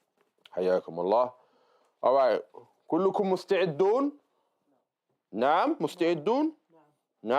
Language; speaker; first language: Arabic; non-native, fluent; English